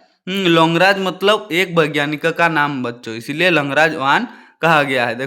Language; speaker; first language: Hindi; native; Hindi